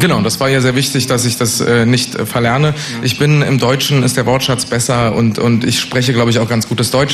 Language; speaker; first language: German; native; German